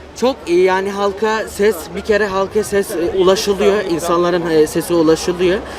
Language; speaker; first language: Turkish; non-native, fluent; Arabic